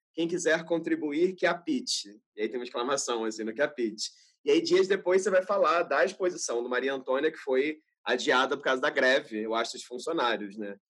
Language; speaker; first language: Portuguese; native; Portuguese